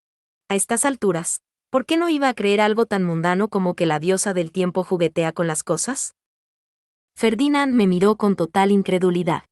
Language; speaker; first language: Spanish; native; Spanish